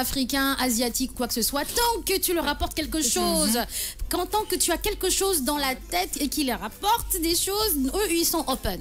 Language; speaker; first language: French; non-native, local second language; Wolof